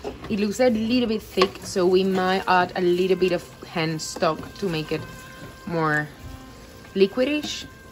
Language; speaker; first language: English; non-native, fluent; Spanish